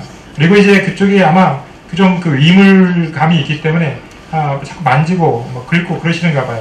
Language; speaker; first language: Korean; native; Korean